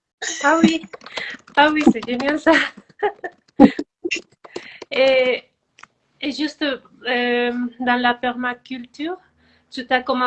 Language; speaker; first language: French; non-native, fluent; Spanish